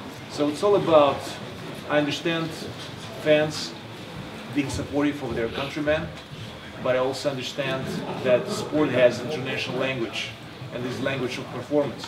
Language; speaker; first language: English; non-native, fluent; Russian